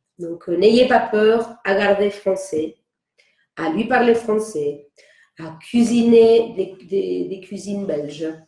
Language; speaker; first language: French; non-native, fluent; Spanish